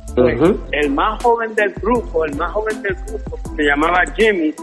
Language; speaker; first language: Spanish; early bilingual, heritage; Spanish